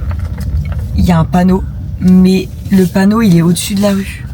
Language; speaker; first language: French; native; French